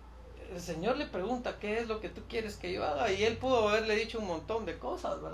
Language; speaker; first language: Spanish; native; Spanish